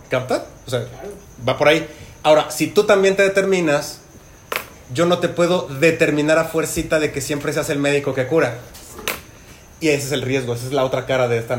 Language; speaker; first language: Spanish; native; Spanish